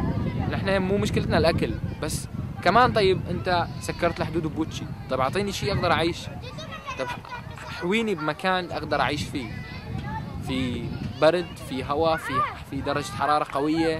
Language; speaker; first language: Arabic; native; Arabic